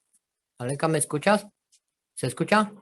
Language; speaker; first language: Spanish; non-native, fluent; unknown